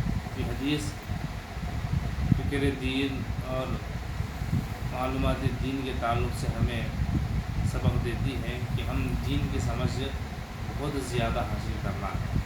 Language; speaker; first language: Urdu; native; Urdu